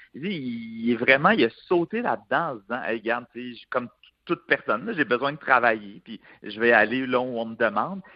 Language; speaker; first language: French; native; French